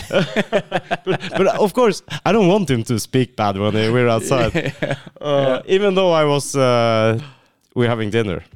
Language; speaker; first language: English; non-native, fluent; Norwegian